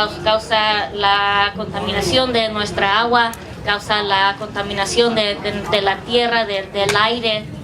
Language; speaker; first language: Spanish; early bilingual, heritage; English